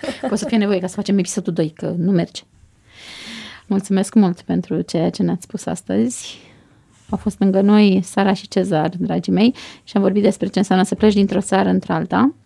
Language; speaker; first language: Romanian; native; Romanian